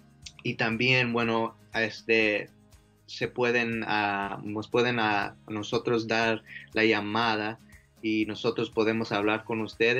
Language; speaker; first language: Spanish; early bilingual, heritage; Spanish